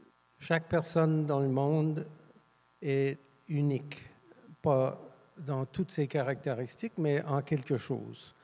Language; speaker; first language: French; non-native, fluent; English